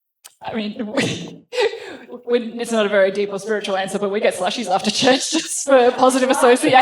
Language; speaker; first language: English; native; English